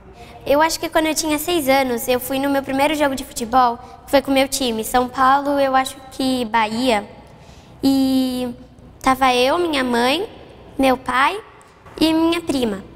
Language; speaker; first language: Portuguese; early bilingual, heritage; English